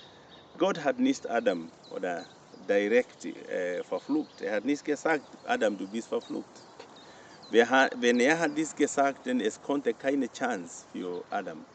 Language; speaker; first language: German; non-native, fluent; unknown